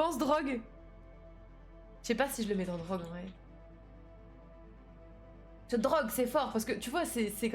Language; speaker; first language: French; native; French